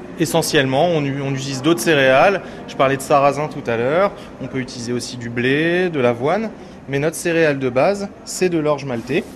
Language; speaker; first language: French; native; French